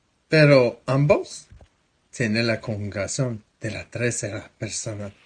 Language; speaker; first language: Spanish; non-native, fluent; French